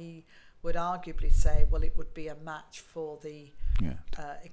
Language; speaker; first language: English; native; English